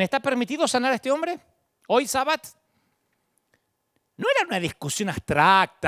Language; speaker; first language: Spanish; native; Spanish